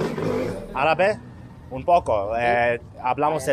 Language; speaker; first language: Spanish; non-native, learner; Hebrew